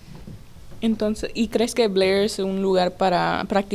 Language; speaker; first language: Spanish; early bilingual, heritage; English